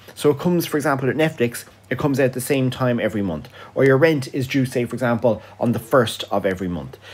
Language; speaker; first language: English; native; English